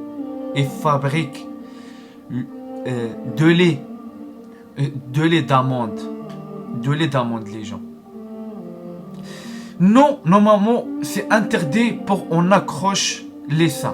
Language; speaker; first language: French; non-native, learner; Arabic